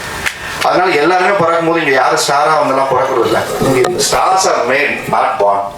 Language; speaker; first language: Tamil; native; Tamil